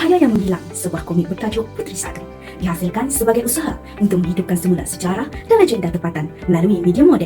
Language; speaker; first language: Malay; native; Malay